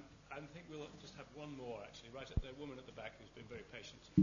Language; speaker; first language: English; native; English